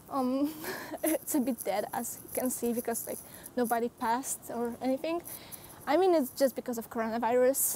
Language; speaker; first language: English; non-native, fluent; Polish